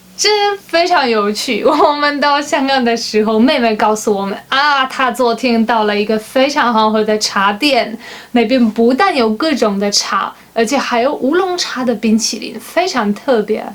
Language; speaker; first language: Chinese; non-native, fluent; Polish